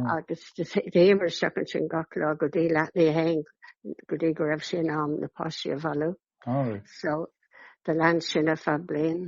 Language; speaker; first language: Irish; non-native, local second language; English